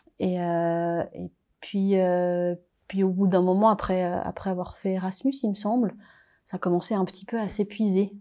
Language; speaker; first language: French; native; French